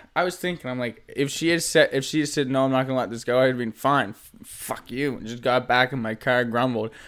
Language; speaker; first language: English; native; English